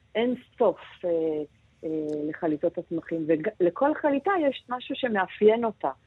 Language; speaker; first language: Hebrew; non-native, fluent; Russian